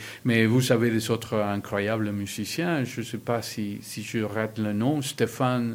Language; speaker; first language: French; non-native, learner; Spanish